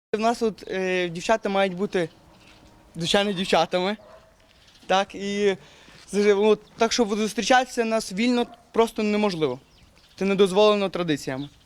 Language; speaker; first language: Ukrainian; non-native, local second language; Romany